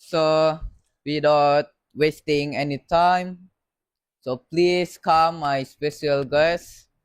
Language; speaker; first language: English; non-native, learner; Indonesian